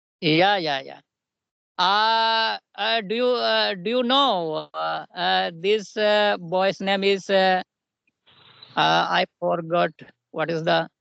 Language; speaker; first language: English; non-native, learner; Hindi